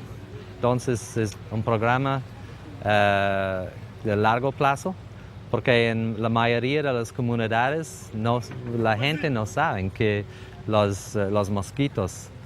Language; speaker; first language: Spanish; non-native, fluent; English